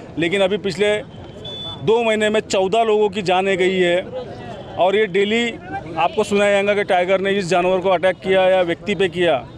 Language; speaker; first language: Hindi; non-native, local second language; Marathi